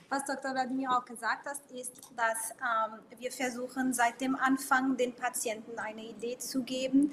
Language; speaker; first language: German; non-native, local second language; Portuguese